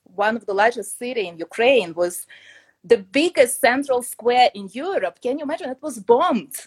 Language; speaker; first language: English; non-native, fluent; Ukrainian